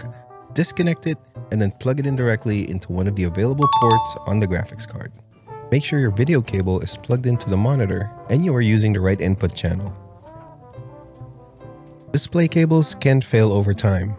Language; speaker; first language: English; native; English